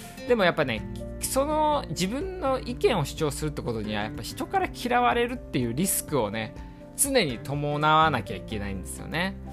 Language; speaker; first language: Japanese; native; Japanese